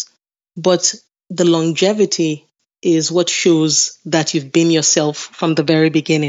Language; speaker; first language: English; non-native, local second language; Yoruba